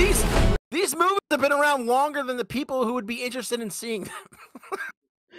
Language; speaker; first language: English; native; English